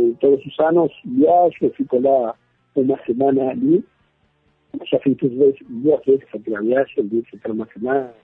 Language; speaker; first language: Portuguese; non-native, learner; Spanish